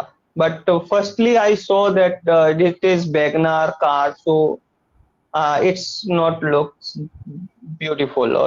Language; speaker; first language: English; non-native, learner; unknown